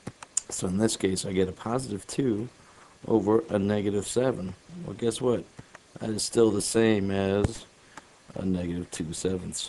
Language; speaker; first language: English; native; English